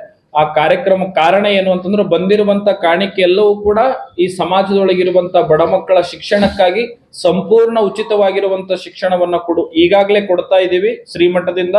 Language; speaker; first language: Kannada; native; Kannada